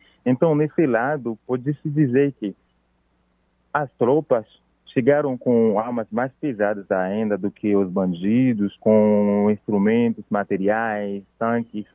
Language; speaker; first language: Portuguese; non-native, fluent; Haitian Creole